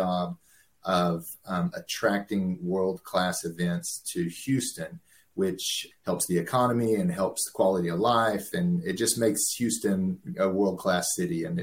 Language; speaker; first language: English; native; English